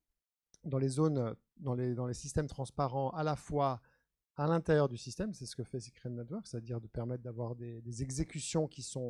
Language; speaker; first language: French; native; French